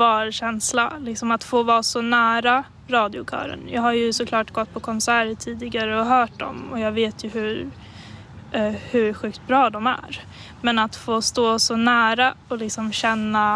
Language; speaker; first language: Swedish; native; Swedish